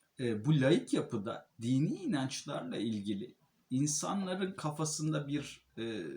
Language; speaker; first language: Turkish; native; Turkish